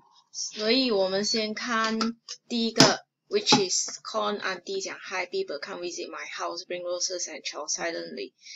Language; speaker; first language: English; non-native, local second language; Chinese